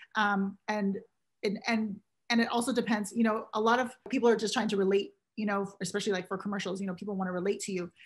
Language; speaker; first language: English; native; English